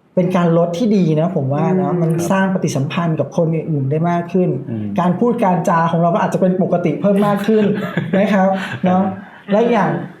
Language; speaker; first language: Thai; native; Thai